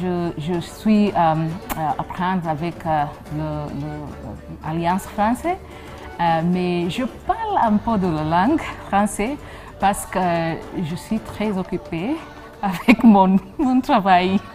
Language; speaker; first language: French; non-native, learner; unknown